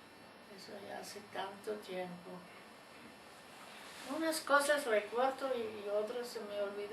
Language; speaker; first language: Spanish; non-native, fluent; German